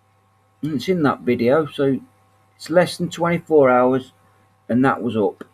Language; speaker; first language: English; native; English